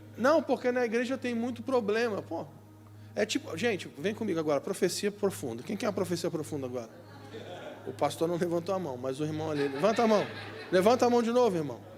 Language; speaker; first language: Portuguese; native; Portuguese